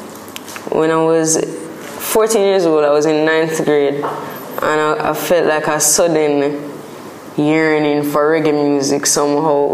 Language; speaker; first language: English; non-native, local second language; Jamaican Creole English